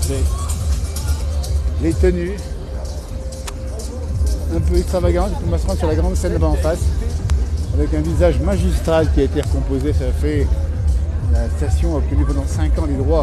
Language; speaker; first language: French; native; French